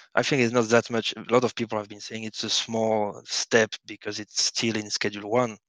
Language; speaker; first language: English; non-native, fluent; French